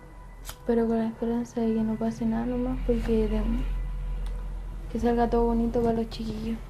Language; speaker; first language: Spanish; native; Spanish